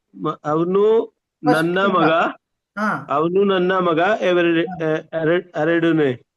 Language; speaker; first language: Kannada; non-native, learner; Hindi